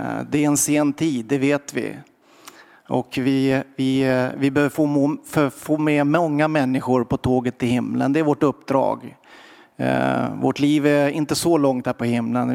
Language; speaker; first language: Swedish; native; Swedish